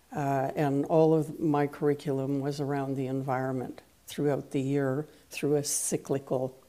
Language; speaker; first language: English; non-native, fluent; French